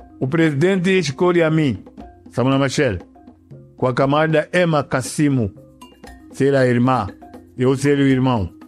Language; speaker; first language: Portuguese; non-native, local second language; Yao